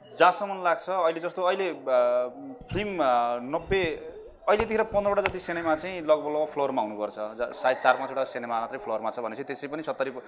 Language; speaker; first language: Nepali; native; Nepali